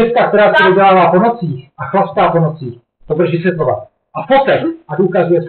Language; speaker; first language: Czech; native; Czech